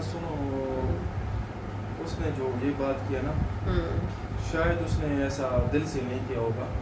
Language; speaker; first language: Hindi; non-native, local second language; Pashto